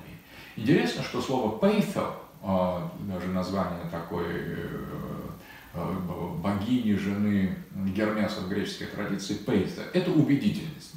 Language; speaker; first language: Russian; native; Russian